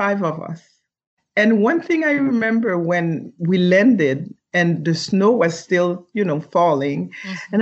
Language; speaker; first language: English; early bilingual, other home language; French